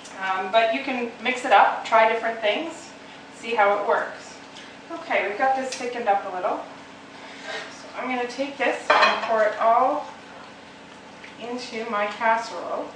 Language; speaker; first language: English; native; English